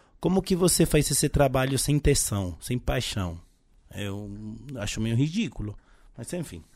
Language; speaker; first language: Portuguese; non-native, fluent; Spanish